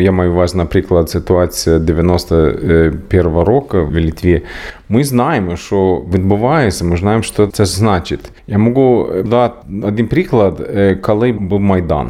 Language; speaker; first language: Ukrainian; non-native, learner; Swedish